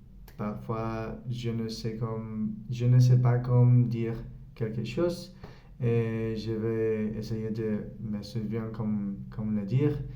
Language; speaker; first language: French; non-native, learner; Spanish